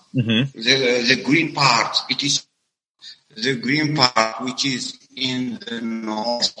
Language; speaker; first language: English; non-native, learner; Arabic